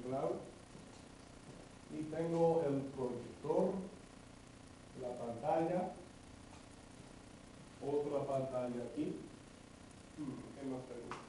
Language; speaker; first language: Spanish; non-native, fluent; English